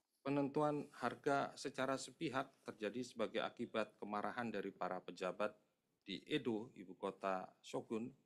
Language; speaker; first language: Indonesian; native; Indonesian